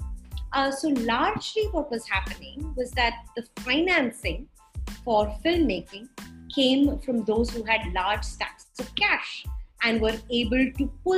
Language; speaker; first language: English; non-native, local second language; Hindi